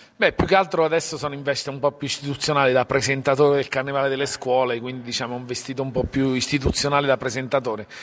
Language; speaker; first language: Italian; native; Italian